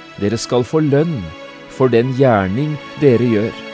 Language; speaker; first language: Norwegian; native; Norwegian